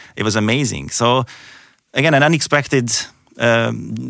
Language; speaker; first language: English; non-native, fluent; Hungarian